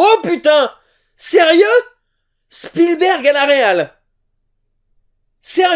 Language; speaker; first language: French; native; French